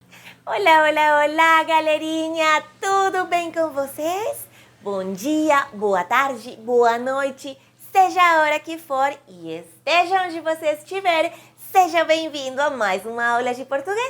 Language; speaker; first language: Portuguese; non-native, fluent; Spanish